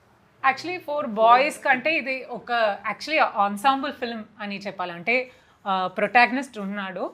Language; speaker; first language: Telugu; non-native, fluent; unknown